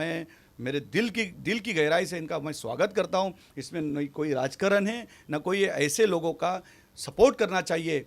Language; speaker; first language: Hindi; native; Hindi